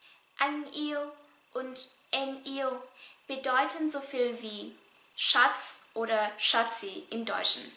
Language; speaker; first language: German; non-native, fluent; Vietnamese